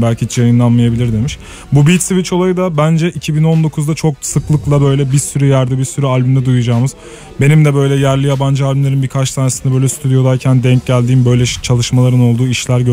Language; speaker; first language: Turkish; native; Turkish